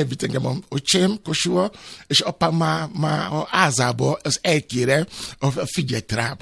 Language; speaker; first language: Hungarian; non-native, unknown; Yoruba